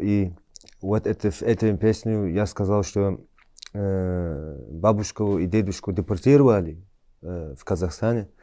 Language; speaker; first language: Russian; early bilingual, heritage; Chechen